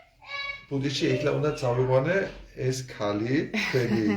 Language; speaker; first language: Georgian; early bilingual, heritage; Georgian